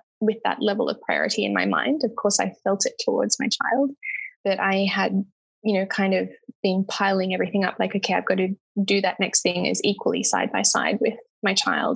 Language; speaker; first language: English; native; English